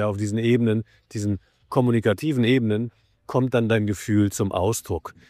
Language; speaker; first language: German; native; German